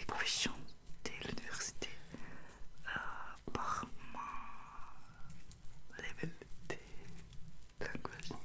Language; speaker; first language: French; non-native, learner; Russian